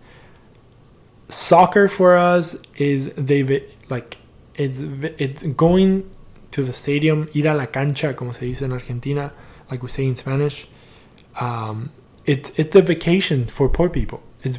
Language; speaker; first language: English; early bilingual, other home language; Spanish